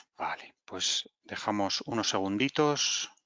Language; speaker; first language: Spanish; native; Spanish